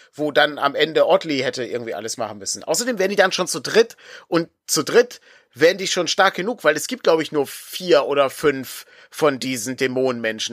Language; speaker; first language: German; native; German